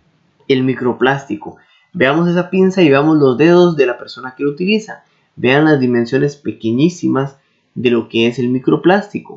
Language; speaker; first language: Spanish; native; Spanish